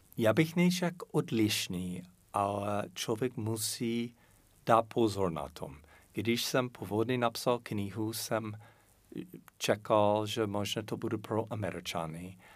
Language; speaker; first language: Czech; non-native, fluent; English